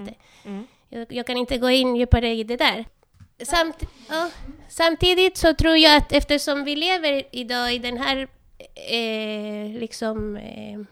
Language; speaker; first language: Swedish; non-native, fluent; Spanish